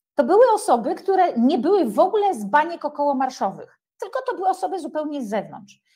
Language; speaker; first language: Polish; native; Polish